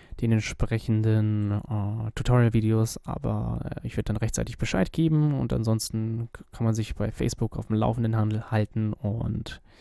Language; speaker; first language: German; native; German